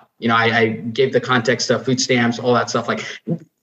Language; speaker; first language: English; non-native, local second language; Nepali